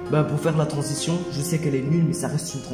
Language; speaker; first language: French; non-native, local second language; Arabic